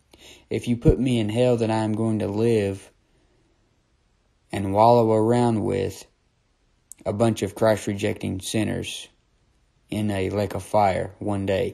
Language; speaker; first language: English; native; English